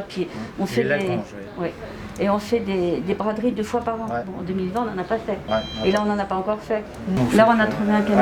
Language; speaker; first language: French; native; French